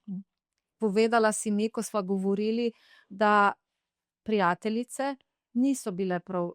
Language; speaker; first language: Slovenian; native; Slovenian